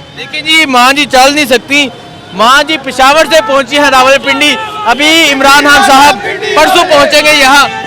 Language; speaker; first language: Urdu; non-native, local second language; Punjabi